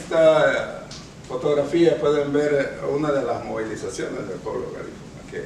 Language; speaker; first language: Spanish; non-native, local second language; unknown